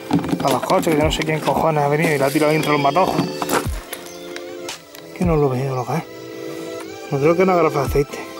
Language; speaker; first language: Spanish; native; Spanish